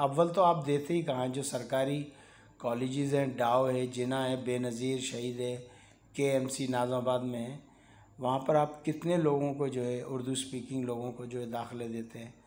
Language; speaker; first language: Urdu; native; Urdu